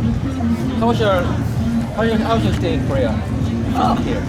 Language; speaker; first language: English; non-native, fluent; Korean